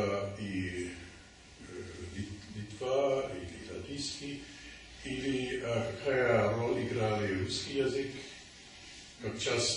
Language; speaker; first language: Russian; non-native, learner; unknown